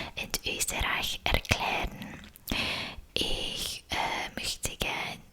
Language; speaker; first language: German; non-native, learner; English